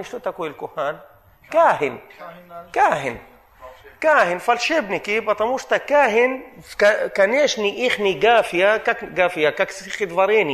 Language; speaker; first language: Russian; non-native, fluent; Arabic